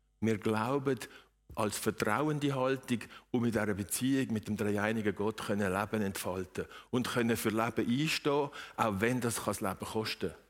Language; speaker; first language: German; native; German